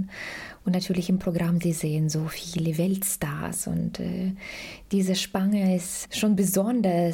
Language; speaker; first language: German; non-native, fluent; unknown